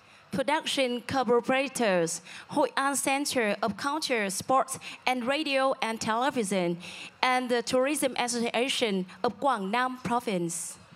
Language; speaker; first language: English; non-native, fluent; Vietnamese